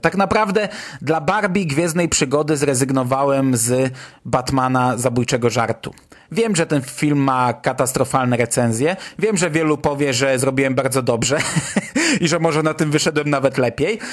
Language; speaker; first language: Polish; native; Polish